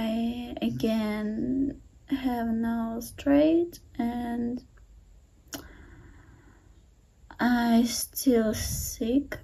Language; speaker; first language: English; non-native, learner; Russian